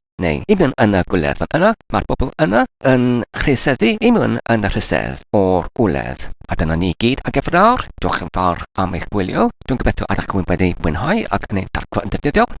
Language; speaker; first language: Welsh; non-native, learner; English